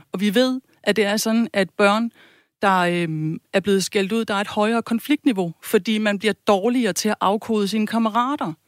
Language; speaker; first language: Danish; native; Danish